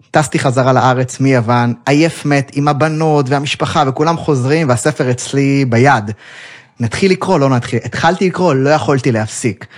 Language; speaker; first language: Hebrew; native; Hebrew